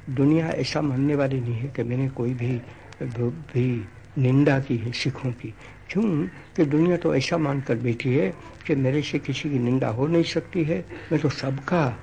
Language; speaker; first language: Hindi; non-native, local second language; Gujarati